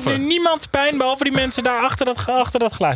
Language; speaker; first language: Dutch; native; Dutch